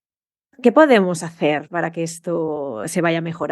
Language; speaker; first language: Spanish; native; Spanish